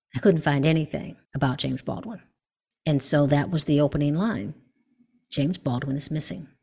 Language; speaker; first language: English; native; English